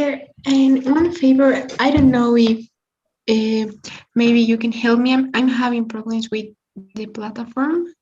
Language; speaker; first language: English; non-native, learner; Spanish